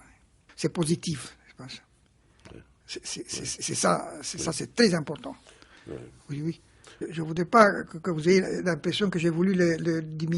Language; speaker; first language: French; non-native, fluent; Romanian